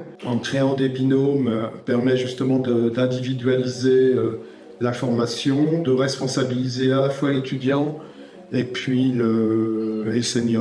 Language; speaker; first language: French; native; French